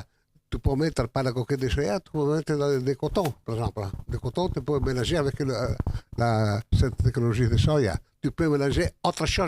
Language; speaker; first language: French; non-native, fluent; Spanish